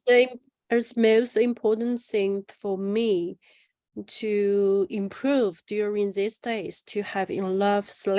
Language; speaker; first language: English; non-native, learner; Chinese